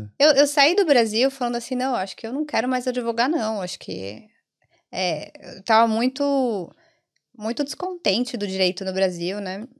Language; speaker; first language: Portuguese; early bilingual, other home language; Italian